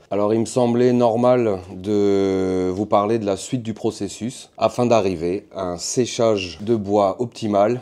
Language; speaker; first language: French; native; French